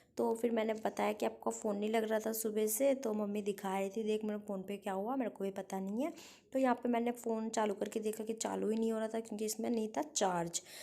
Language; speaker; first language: Hindi; non-native, local second language; Bangla